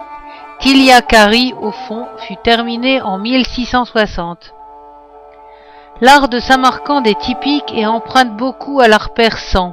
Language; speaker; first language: French; native; French